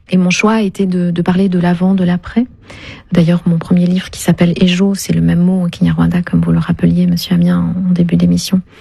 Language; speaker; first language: French; non-native, local second language; Kinyarwanda